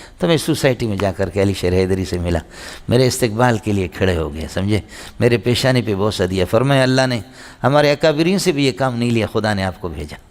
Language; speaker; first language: Urdu; non-native, local second language; Brahui